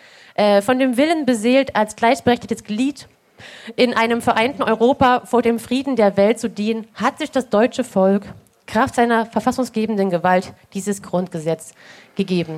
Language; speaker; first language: German; native; German